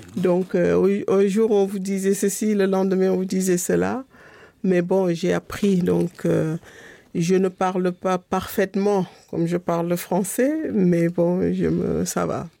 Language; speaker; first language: French; non-native, local second language; Fula